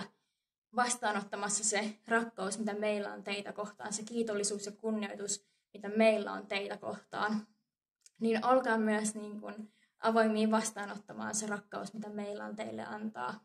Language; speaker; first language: Finnish; native; Finnish